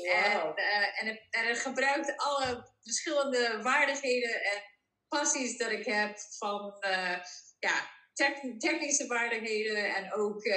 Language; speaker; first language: Dutch; non-native, fluent; English